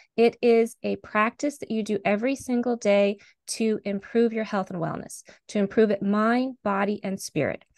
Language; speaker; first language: English; native; English